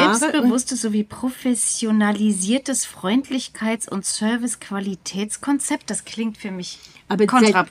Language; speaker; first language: German; native; German